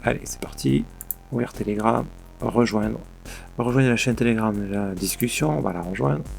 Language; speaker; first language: French; native; French